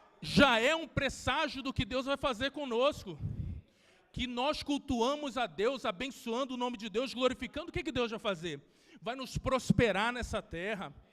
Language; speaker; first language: Portuguese; native; Portuguese